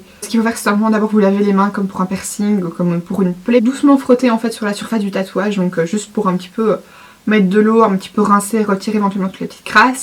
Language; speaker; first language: French; native; French